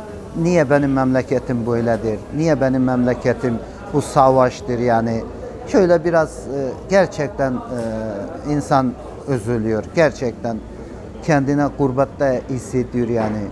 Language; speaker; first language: Turkish; non-native, learner; Persian